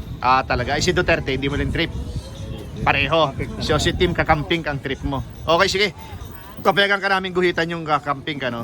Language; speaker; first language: Filipino; non-native, local second language; Bikol